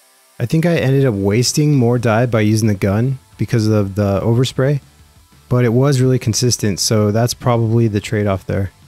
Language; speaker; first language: English; native; English